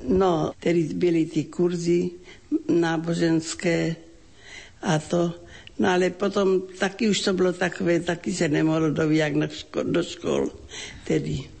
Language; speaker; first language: Czech; native; Czech